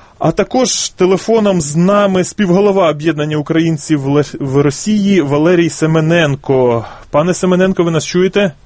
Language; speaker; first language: Ukrainian; native; Ukrainian